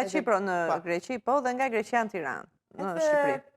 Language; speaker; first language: Albanian; native; Albanian